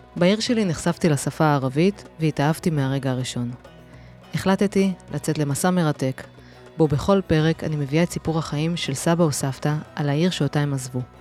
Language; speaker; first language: Hebrew; native; Hebrew